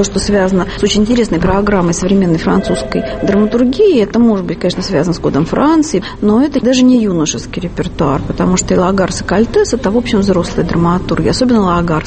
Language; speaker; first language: Russian; native; Russian